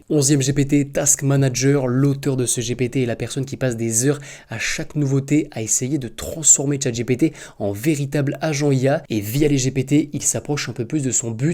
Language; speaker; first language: French; native; French